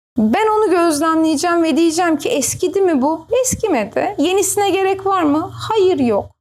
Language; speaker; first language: Turkish; native; Turkish